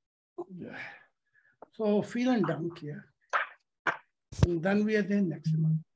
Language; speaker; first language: German; non-native, learner; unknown